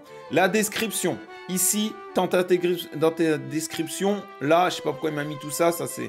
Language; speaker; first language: French; native; French